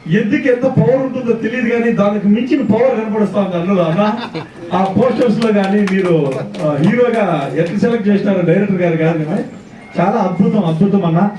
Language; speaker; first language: Telugu; native; Telugu